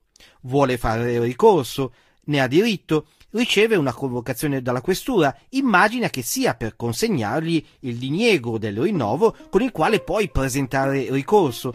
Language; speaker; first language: Italian; native; Italian